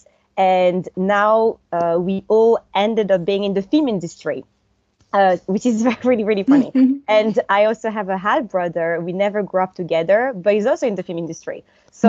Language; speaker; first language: English; non-native, fluent; French